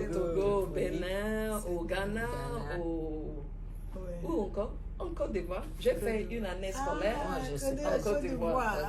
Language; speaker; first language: French; non-native, fluent; Igbo